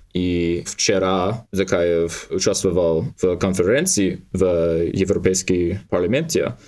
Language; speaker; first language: Russian; non-native, learner; English